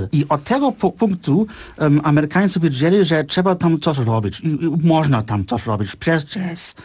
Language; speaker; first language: Polish; non-native, fluent; German